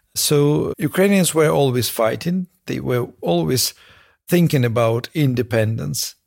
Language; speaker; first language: English; non-native, fluent; Russian